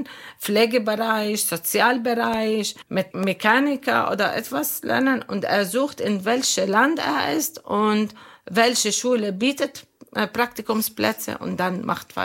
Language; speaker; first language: German; non-native, learner; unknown